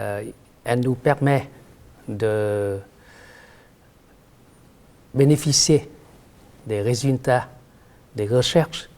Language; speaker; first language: French; non-native, fluent; Vietnamese